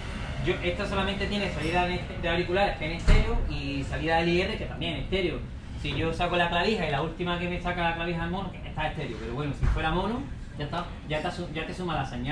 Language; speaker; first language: Spanish; native; Spanish